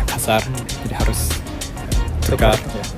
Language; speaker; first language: Indonesian; non-native, learner; Japanese